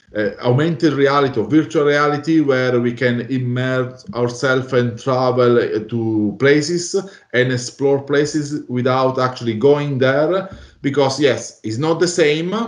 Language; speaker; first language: English; non-native, fluent; Italian